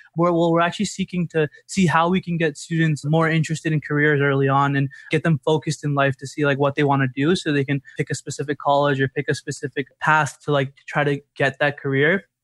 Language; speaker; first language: English; native; English